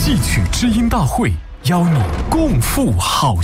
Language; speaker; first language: Chinese; native; Chinese